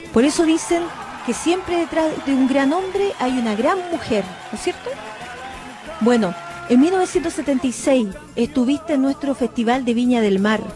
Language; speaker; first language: Spanish; native; Spanish